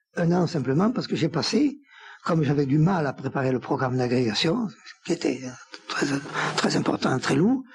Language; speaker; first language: French; native; French